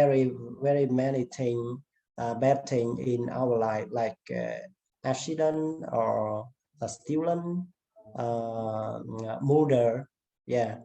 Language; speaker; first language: English; non-native, learner; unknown